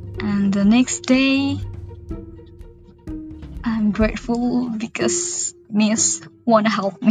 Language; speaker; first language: English; non-native, learner; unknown